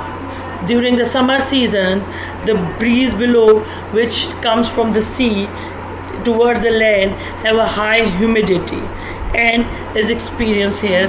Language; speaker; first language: English; non-native, local second language; Urdu